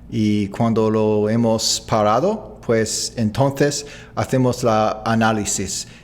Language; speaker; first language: Spanish; non-native, fluent; English